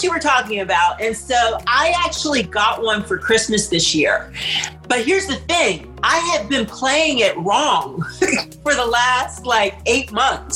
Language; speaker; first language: English; native; English